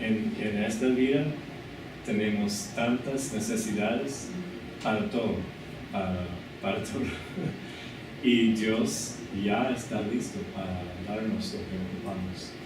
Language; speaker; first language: Spanish; non-native, fluent; English